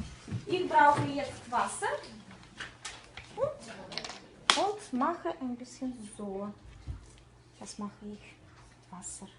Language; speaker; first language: German; non-native, fluent; Russian